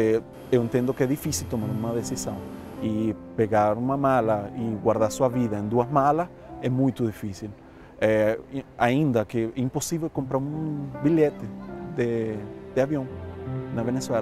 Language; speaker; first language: Portuguese; non-native, fluent; Spanish